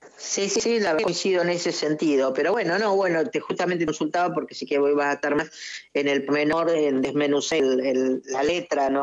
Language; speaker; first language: Spanish; native; Spanish